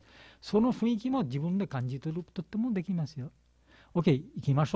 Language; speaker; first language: Japanese; non-native, learner; Bangla